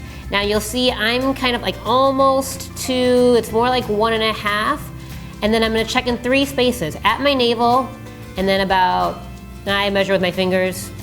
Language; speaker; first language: English; native; English